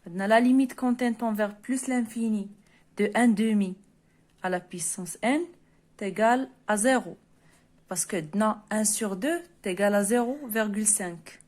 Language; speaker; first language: French; non-native, local second language; Arabic